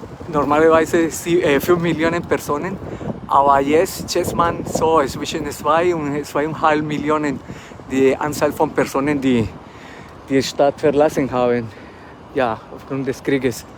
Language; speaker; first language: German; non-native, fluent; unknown